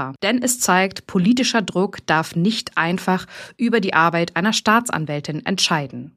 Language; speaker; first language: German; native; German